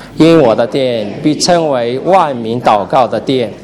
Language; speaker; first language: Chinese; native; Chinese